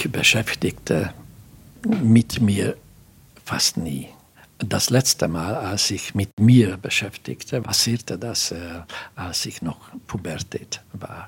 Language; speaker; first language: German; non-native, fluent; Hungarian